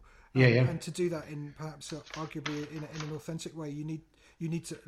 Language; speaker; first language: English; native; English